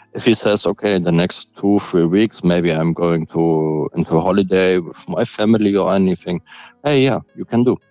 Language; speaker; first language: English; non-native, fluent; German